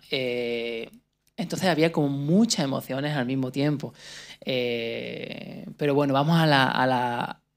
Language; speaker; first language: Spanish; native; Spanish